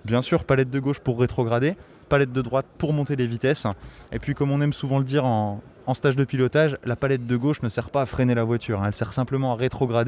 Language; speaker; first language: French; native; French